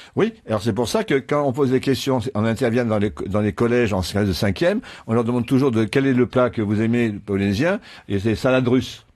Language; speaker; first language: French; native; French